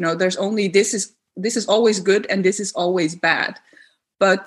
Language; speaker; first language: English; non-native, fluent; Dutch